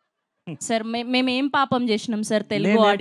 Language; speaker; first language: Telugu; native; Telugu